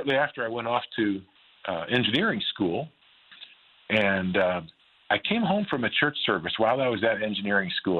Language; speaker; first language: English; native; English